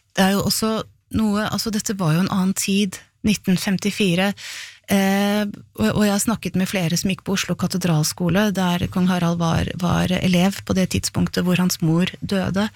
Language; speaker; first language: Norwegian; native; Norwegian